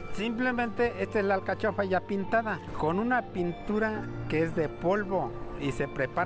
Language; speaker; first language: Spanish; native; Spanish